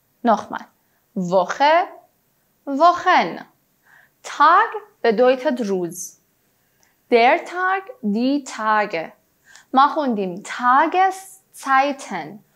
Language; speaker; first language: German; non-native, fluent; Persian